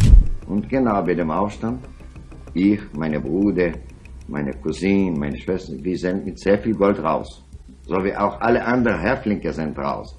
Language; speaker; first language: German; non-native, local second language; Yiddish